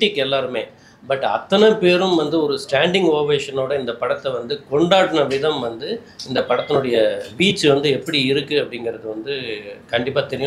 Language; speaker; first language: Tamil; native; Tamil